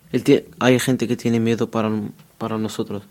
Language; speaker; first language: Spanish; non-native, learner; Arabic